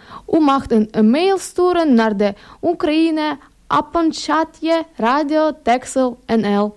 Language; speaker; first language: Dutch; non-native, learner; Ukrainian